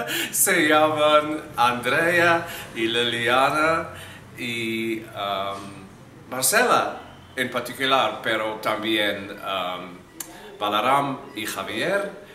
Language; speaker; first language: Spanish; non-native, learner; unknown